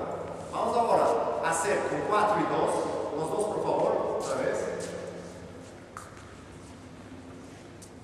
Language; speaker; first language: Spanish; non-native, learner; Portuguese